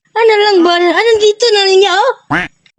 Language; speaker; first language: Filipino; non-native, local second language; Cebuano